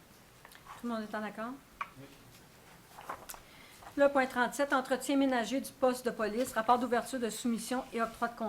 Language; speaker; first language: French; native; French